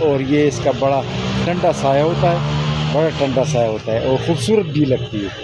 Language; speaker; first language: Urdu; non-native, local second language; Pashto